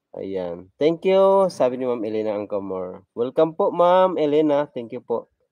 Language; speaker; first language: Filipino; non-native, local second language; Cebuano